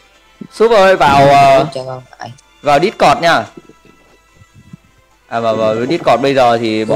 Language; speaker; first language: Vietnamese; native; Vietnamese